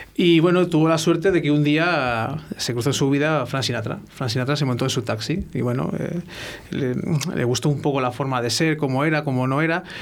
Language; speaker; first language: Spanish; native; Spanish